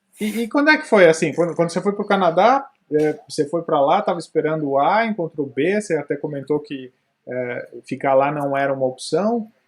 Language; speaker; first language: Portuguese; native; Portuguese